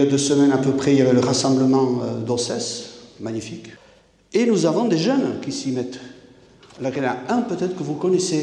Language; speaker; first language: French; native; French